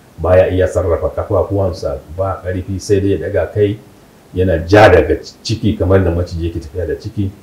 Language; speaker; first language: Hausa; non-native, local second language; Kanuri